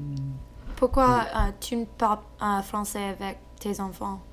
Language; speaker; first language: French; non-native, learner; English